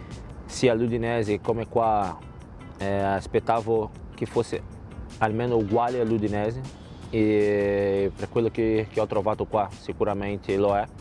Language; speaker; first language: Italian; non-native, fluent; Portuguese